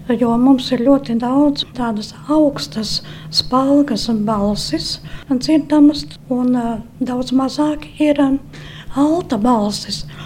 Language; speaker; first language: Latvian; native; Latvian